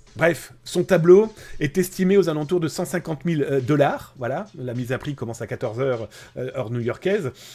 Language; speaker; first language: French; native; French